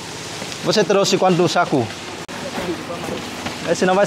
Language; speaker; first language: Portuguese; non-native, learner; Vietnamese